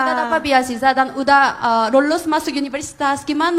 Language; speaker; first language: Indonesian; non-native, fluent; Korean